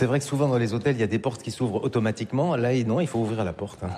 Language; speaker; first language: French; native; French